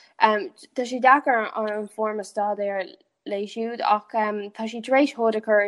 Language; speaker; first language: Irish; non-native, local second language; English